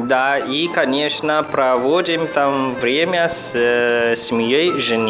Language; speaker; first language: Russian; non-native, fluent; Chinese